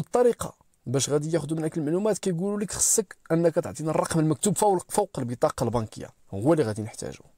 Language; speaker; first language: Arabic; native; Arabic